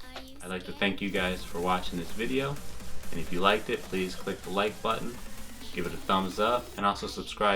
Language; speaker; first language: English; native; English